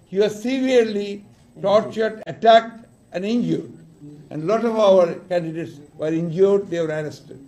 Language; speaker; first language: English; non-native, local second language; Bangla